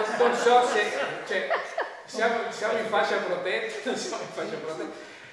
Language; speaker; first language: Italian; native; Italian